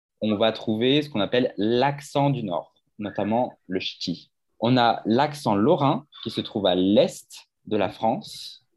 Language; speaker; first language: French; native; French